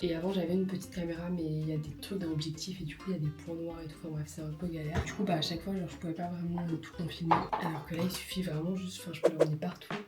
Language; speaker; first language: French; native; French